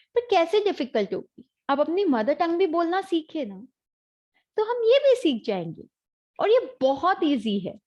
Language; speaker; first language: Hindi; native; Hindi